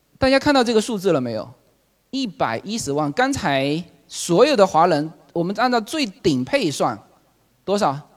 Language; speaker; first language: Chinese; native; Chinese